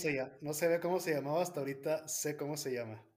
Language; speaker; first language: Spanish; native; Spanish